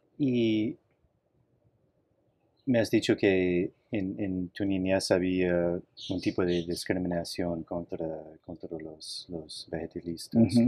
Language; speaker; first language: Spanish; non-native, fluent; English